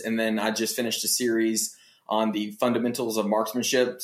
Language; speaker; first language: English; native; English